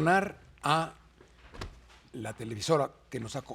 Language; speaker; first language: Spanish; native; Spanish